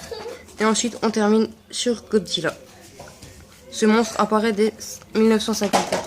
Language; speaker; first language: French; native; French